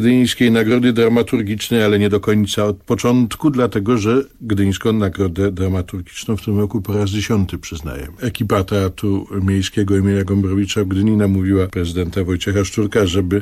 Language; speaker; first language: Polish; native; Polish